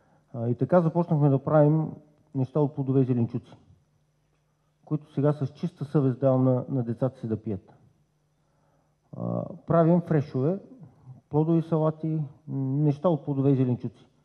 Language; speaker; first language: Bulgarian; native; Bulgarian